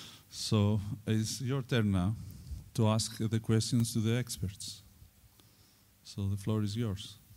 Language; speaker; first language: English; non-native, fluent; Greek